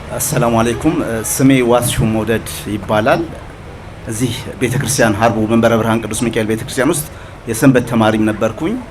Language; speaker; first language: Amharic; native; Amharic